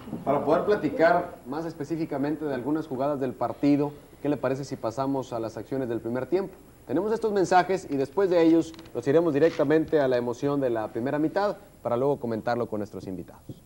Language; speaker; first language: Spanish; native; Spanish